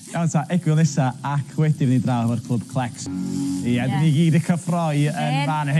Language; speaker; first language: Welsh; native; Welsh